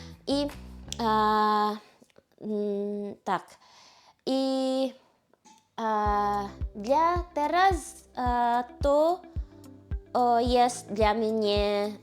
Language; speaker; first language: Polish; non-native, learner; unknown